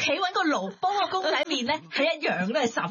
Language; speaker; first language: Cantonese; native; Cantonese